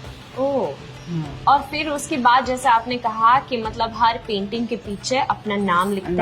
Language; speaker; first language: Hindi; native; Hindi